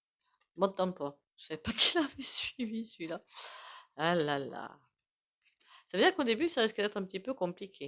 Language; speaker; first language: French; native; French